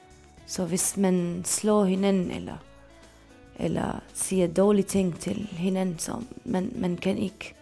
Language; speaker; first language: Danish; non-native, fluent; Arabic